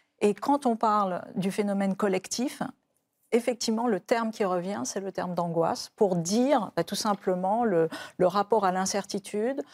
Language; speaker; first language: French; native; French